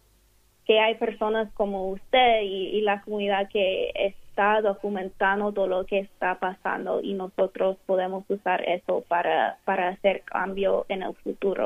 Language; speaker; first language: Spanish; non-native, fluent; English